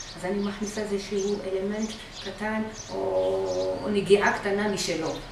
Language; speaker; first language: Hebrew; non-native, fluent; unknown